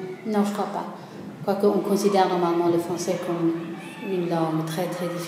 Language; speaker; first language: French; non-native, fluent; Swedish